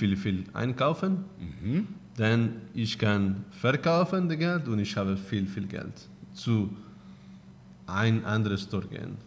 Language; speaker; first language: German; non-native, learner; Spanish